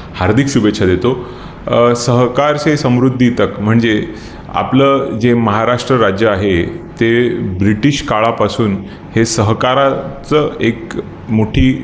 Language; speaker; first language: Marathi; native; Marathi